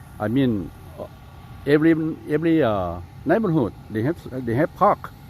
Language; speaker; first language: English; non-native, fluent; Lao